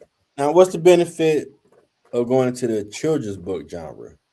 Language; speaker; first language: English; native; English